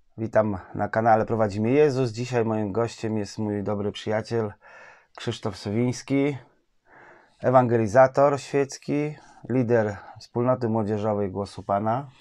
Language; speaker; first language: Polish; native; Polish